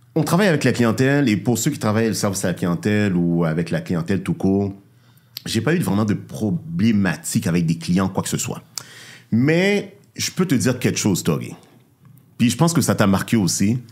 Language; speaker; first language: French; native; French